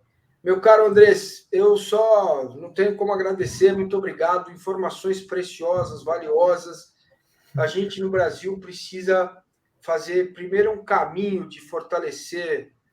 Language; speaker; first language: Portuguese; native; Portuguese